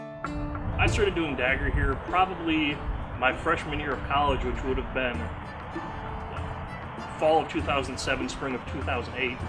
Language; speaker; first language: English; native; English